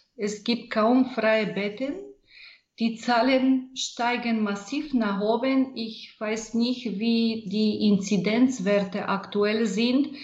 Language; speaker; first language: German; non-native, fluent; Bulgarian